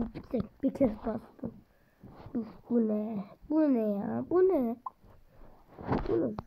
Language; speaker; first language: Turkish; early bilingual, heritage; Turkish